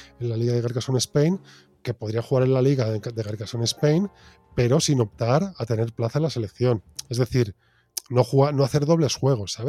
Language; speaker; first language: Spanish; native; Spanish